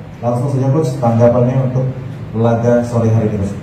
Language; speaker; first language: Indonesian; native; Indonesian